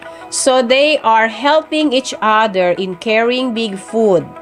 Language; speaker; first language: English; non-native, local second language; Tausug